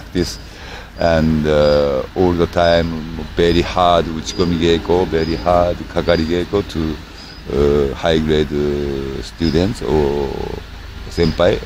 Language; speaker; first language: English; non-native, learner; Japanese